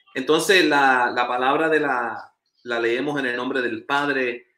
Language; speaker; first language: Spanish; early bilingual, heritage; Spanish